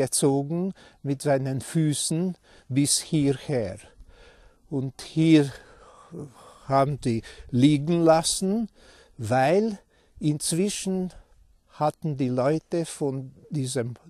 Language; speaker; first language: German; non-native, fluent; Hungarian